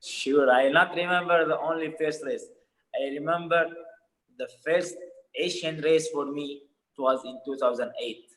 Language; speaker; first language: English; non-native, fluent; Arabic